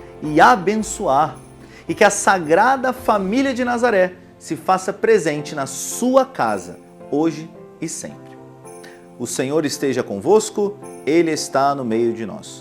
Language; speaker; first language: Portuguese; native; Portuguese